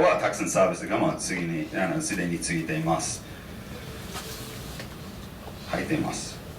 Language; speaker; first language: Japanese; non-native, fluent; English